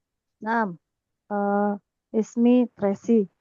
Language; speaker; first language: Arabic; non-native, learner; Indonesian